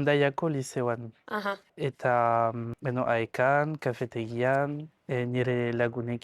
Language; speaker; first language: Basque; non-native, learner; French